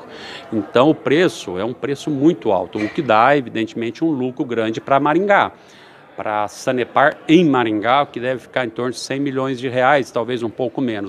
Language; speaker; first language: Portuguese; native; Portuguese